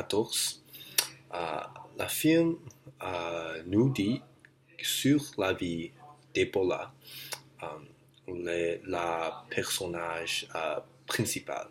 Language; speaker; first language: French; non-native, learner; English